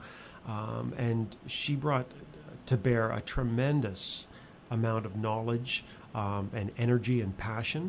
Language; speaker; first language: English; native; English